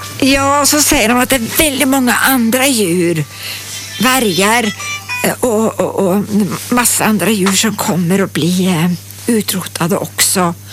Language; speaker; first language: Swedish; native; Swedish